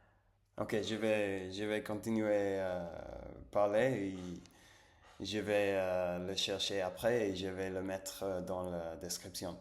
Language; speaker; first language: French; non-native, fluent; Spanish